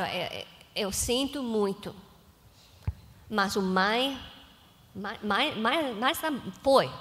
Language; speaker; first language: Portuguese; non-native, learner; English